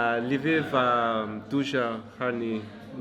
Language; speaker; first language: Ukrainian; non-native, learner; English